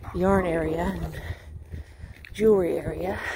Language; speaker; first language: English; native; English